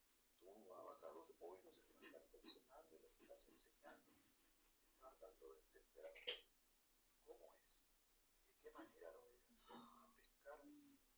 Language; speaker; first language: Spanish; native; Spanish